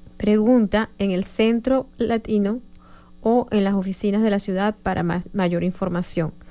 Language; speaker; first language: Spanish; native; Spanish